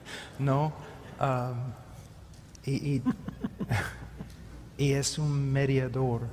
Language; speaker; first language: Spanish; non-native, fluent; English